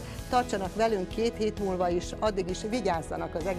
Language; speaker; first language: Hungarian; native; Hungarian